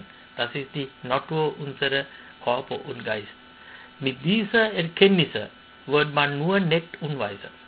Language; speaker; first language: German; non-native, fluent; Sinhala